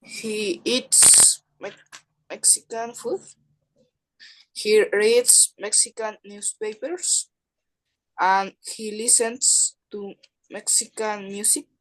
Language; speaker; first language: English; non-native, learner; Spanish